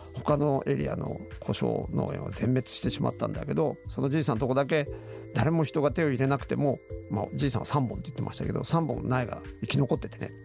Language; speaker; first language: Japanese; native; Japanese